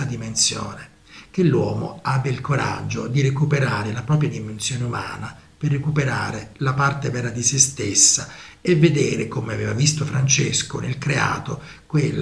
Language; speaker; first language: Italian; native; Italian